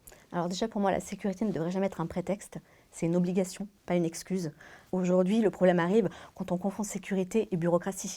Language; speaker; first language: French; native; French